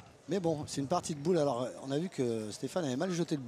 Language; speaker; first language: French; native; French